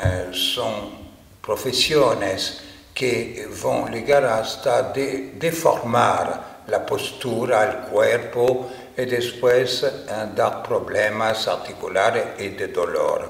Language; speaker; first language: Spanish; non-native, fluent; French